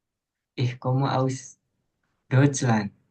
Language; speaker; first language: German; non-native, learner; Indonesian